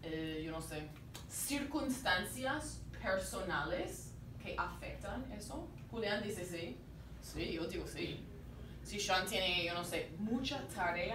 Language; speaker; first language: Spanish; non-native, fluent; English